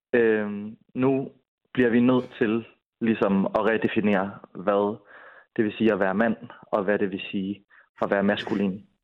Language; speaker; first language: Danish; native; Danish